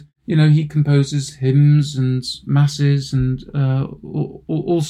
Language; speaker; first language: English; native; English